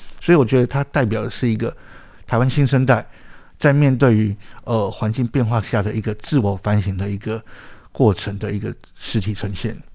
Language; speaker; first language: Chinese; native; Chinese